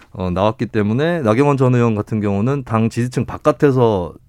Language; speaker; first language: Korean; native; Korean